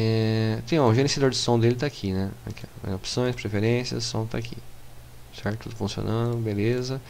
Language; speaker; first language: Portuguese; native; Portuguese